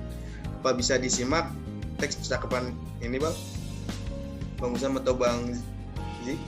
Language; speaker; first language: Indonesian; native; Indonesian